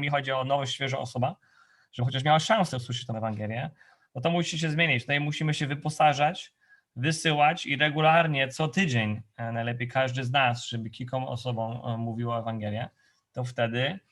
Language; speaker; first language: Polish; non-native, fluent; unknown